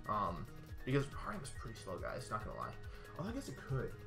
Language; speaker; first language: English; native; English